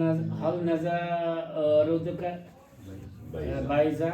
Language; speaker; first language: Arabic; non-native, learner; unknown